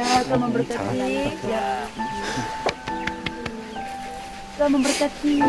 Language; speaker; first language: Indonesian; non-native, fluent; Korean